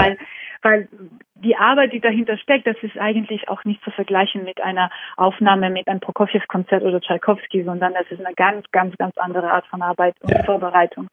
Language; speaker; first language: German; non-native, fluent; Georgian